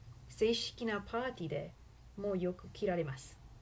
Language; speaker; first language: Japanese; non-native, learner; English